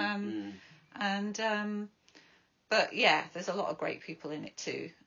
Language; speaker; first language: English; native; English